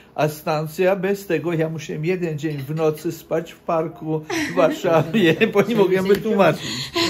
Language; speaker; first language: Polish; early bilingual, heritage; Polish